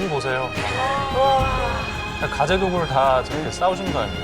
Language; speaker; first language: Korean; native; Korean